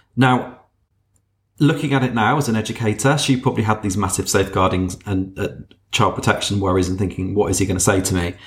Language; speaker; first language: English; native; English